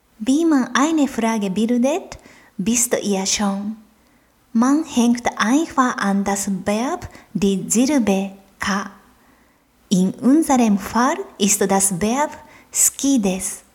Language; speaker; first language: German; non-native, fluent; Japanese